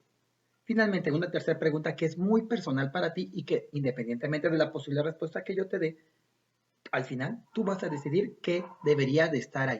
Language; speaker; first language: Spanish; native; Spanish